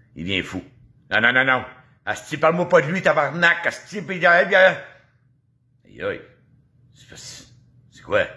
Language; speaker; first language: French; native; French